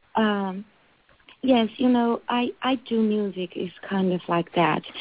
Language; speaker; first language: English; non-native, learner; Chinese